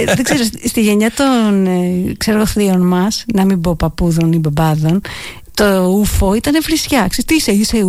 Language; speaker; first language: Greek; native; Greek